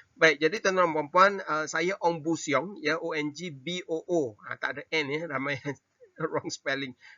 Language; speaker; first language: Malay; non-native, local second language; Chinese